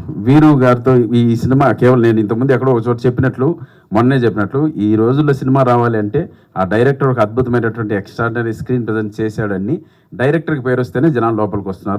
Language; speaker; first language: Telugu; native; Telugu